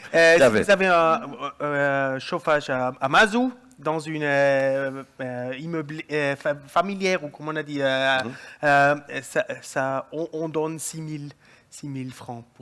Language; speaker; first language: French; non-native, local second language; German